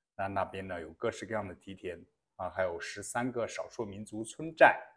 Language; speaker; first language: Chinese; native; Chinese